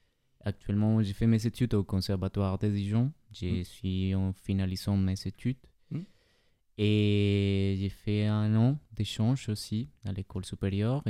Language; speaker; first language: French; non-native, learner; Spanish